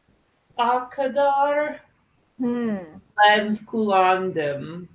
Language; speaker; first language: Turkish; non-native, learner; English